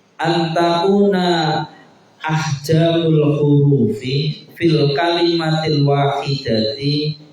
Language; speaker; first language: Arabic; non-native, fluent; Indonesian